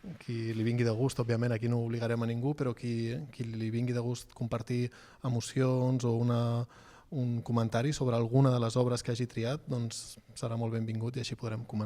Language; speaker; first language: Catalan; native; Catalan